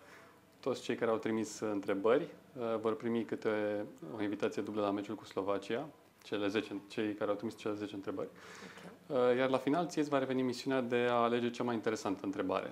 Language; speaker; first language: Romanian; native; Romanian